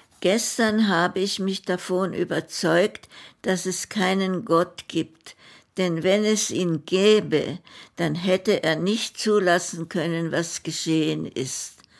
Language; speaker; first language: German; native; German